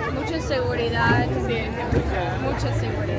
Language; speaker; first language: Spanish; non-native, fluent; English